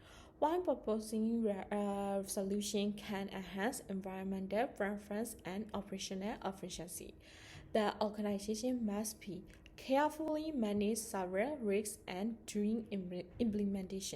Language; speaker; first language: English; non-native, learner; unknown